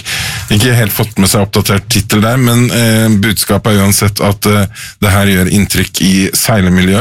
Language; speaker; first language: Norwegian; native; Norwegian